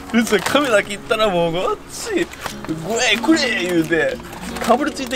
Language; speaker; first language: Japanese; native; Japanese